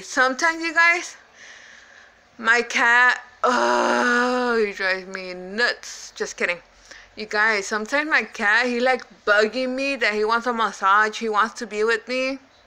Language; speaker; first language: English; early bilingual, other home language; Spanish